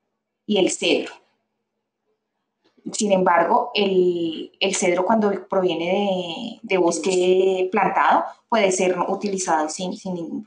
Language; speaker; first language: Spanish; native; Spanish